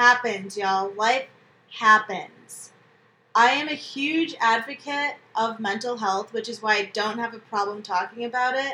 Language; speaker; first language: English; native; English